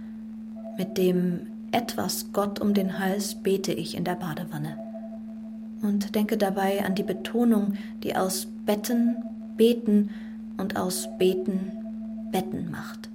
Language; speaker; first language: German; non-native, fluent; Persian